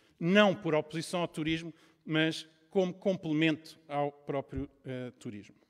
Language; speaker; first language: Portuguese; native; Portuguese